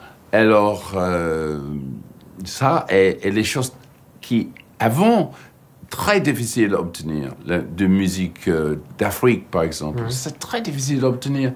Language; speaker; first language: French; non-native, fluent; English